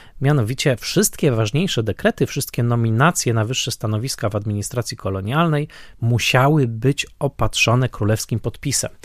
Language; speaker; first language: Polish; native; Polish